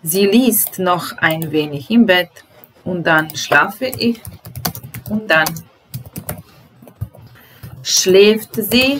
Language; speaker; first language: German; non-native, fluent; Serbian